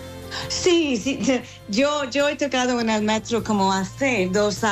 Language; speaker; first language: Spanish; non-native, fluent; English